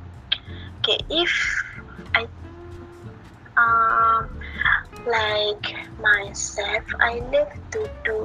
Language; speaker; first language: English; non-native, learner; Malay